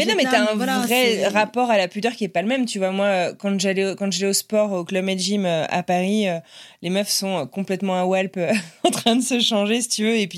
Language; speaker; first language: French; native; French